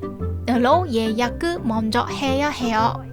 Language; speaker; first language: Korean; non-native, learner; Cantonese